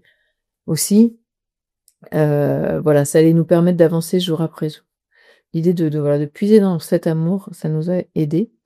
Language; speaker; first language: French; native; French